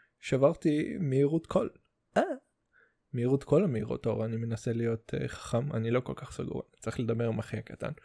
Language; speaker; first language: Hebrew; early bilingual, other home language; Russian